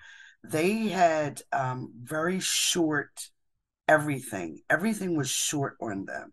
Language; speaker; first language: English; native; English